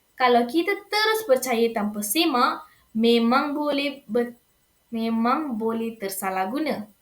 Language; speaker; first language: Malay; non-native, local second language; Tamil